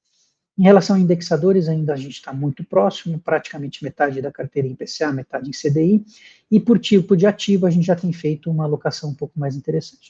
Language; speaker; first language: Portuguese; native; Portuguese